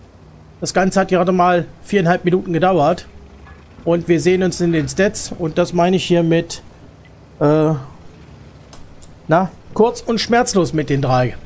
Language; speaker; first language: German; native; German